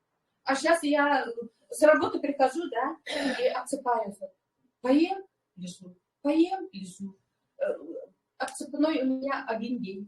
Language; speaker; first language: Russian; non-native, local second language; Yakut